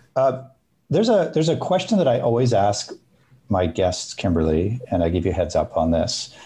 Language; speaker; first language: English; native; English